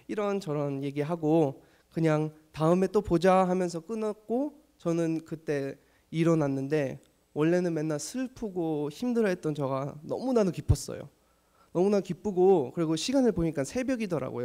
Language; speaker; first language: Korean; early bilingual, heritage; Korean